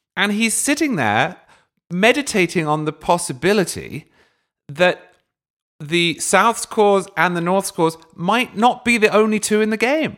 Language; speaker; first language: English; native; English